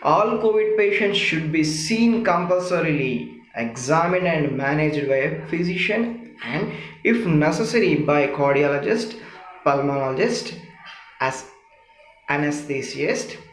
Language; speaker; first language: English; non-native, local second language; Telugu